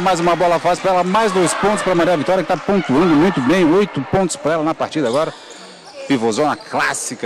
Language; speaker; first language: Portuguese; native; Portuguese